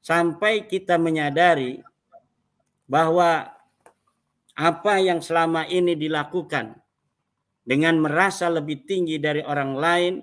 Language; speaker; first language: Indonesian; native; Indonesian